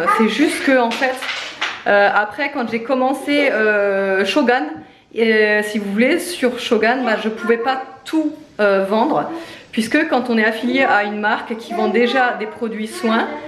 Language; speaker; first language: French; native; French